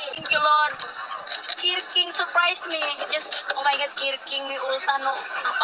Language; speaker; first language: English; non-native, learner; Indonesian